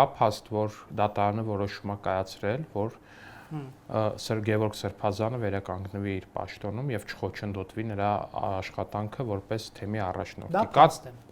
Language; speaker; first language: Armenian; native; Armenian